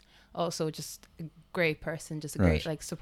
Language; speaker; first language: English; non-native, fluent; Polish